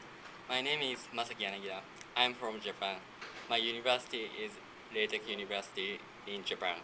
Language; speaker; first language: English; non-native, learner; Japanese